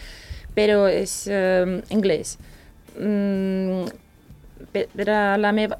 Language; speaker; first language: Catalan; non-native, fluent; Serbian